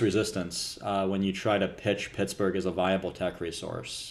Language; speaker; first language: English; native; English